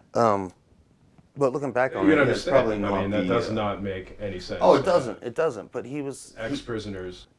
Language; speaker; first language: English; native; English